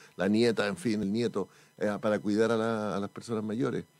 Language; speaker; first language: Spanish; native; Spanish